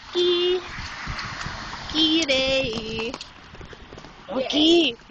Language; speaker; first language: Japanese; non-native, learner; English